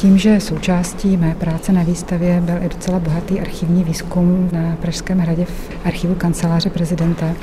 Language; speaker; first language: Czech; native; Czech